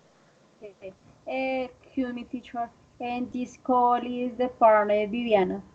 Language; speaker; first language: English; non-native, learner; Spanish